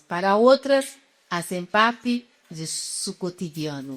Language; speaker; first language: Spanish; non-native, fluent; Portuguese